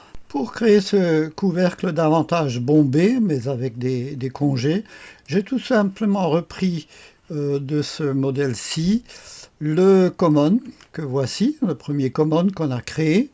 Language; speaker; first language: French; native; French